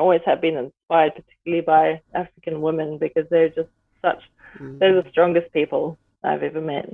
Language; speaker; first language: English; native; English